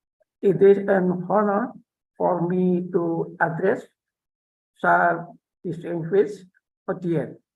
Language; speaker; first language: English; non-native, local second language; Indonesian